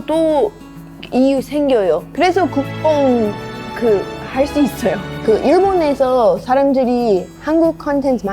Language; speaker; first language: Korean; non-native, learner; English